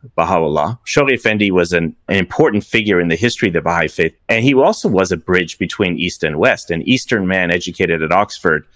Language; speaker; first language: English; early bilingual, other home language; Persian